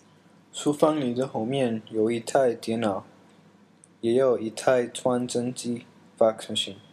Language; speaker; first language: Chinese; non-native, learner; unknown